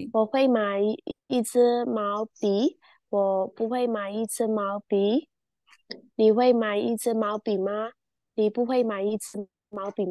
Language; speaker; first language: Chinese; non-native, learner; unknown